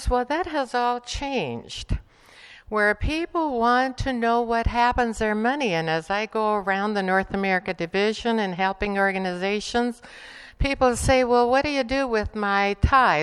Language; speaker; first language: English; non-native, fluent; Spanish